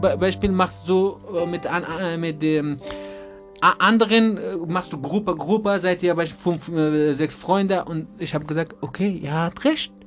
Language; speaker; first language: German; non-native, learner; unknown